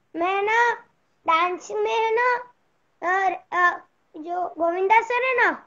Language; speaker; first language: Hindi; non-native, local second language; Gujarati